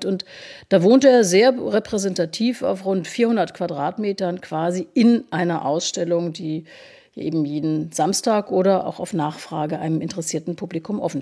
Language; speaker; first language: German; native; German